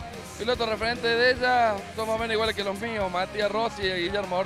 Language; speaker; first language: Spanish; native; Spanish